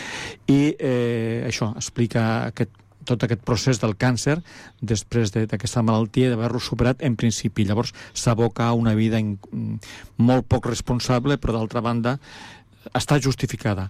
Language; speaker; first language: Catalan; native; Catalan